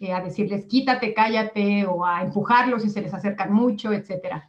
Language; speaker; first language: Spanish; native; Spanish